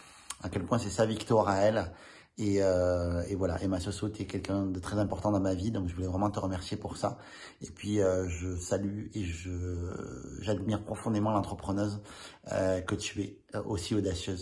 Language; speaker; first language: French; native; French